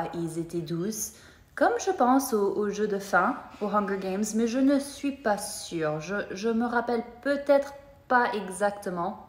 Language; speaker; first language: French; non-native, fluent; English